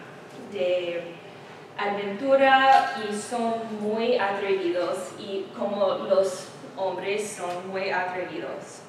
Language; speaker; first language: Spanish; non-native, learner; English